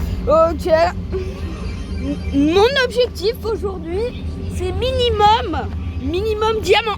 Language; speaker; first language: French; native; French